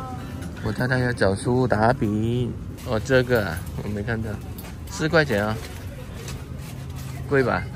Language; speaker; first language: Chinese; non-native, local second language; Cantonese